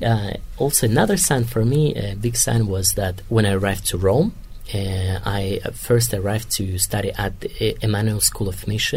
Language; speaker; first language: English; non-native, fluent; Kazakh